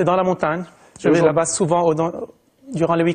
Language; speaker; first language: French; non-native, local second language; Arabic